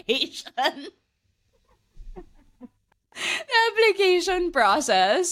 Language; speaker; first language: English; non-native, local second language; Filipino